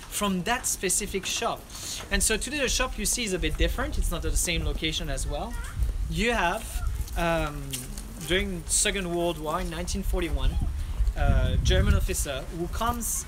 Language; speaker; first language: English; non-native, fluent; French